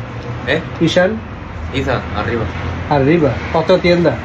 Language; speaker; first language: Spanish; non-native, learner; Bangla